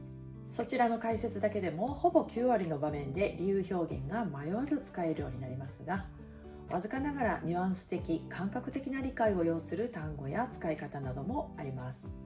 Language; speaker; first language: Japanese; early bilingual, heritage; Japanese